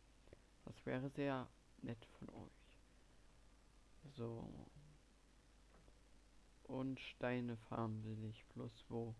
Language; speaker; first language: German; native; German